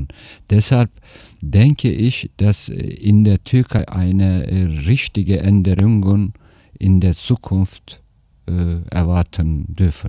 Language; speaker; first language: German; non-native, fluent; Turkish